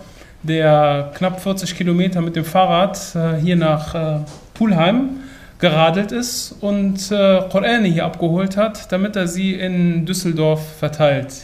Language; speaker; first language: German; native; German